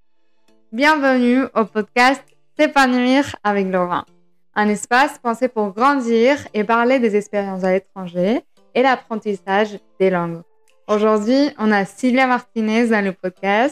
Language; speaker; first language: French; non-native, fluent; Spanish